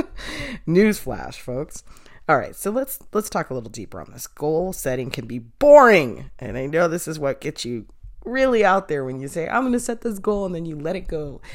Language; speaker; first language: English; native; English